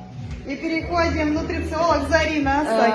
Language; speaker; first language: Russian; native; Russian